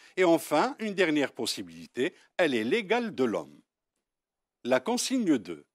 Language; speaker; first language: French; non-native, local second language; Arabic